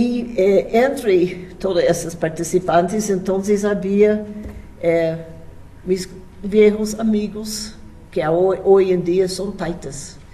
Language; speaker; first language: Spanish; non-native, fluent; English